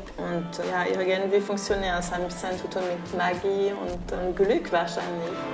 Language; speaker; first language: German; non-native, fluent; French